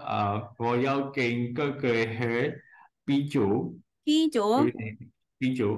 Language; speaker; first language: Chinese; non-native, learner; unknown